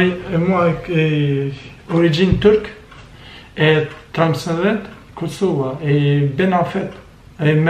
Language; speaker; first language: French; non-native, learner; Albanian